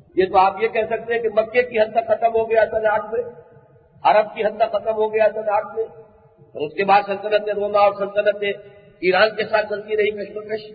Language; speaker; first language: Urdu; native; Urdu